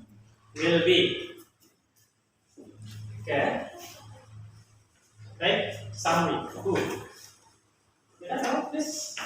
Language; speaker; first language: English; non-native, learner; Indonesian